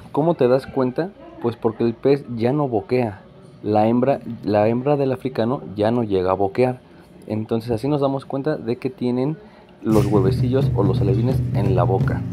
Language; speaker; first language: Spanish; native; Spanish